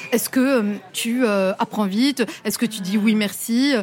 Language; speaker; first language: French; non-native, local second language; Arabic